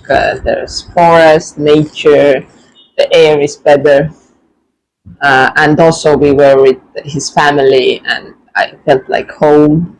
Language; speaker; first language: English; non-native, fluent; Estonian